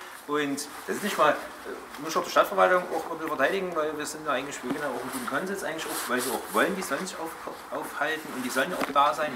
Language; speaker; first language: German; native; German